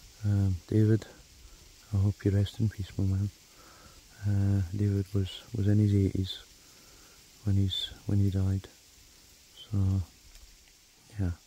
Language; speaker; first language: English; native; English